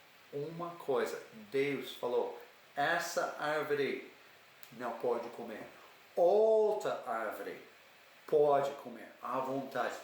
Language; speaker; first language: Portuguese; non-native, learner; English